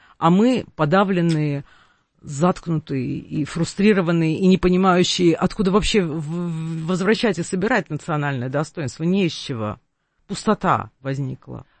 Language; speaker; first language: Russian; non-native, local second language; Armenian